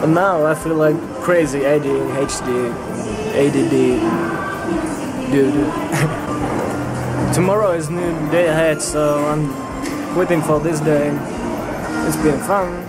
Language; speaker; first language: English; non-native, fluent; Finnish